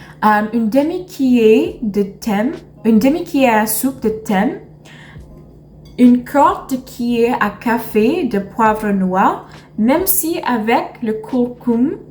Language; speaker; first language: French; non-native, learner; English